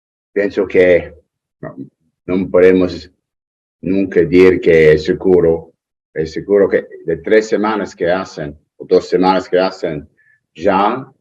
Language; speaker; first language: Spanish; non-native, learner; English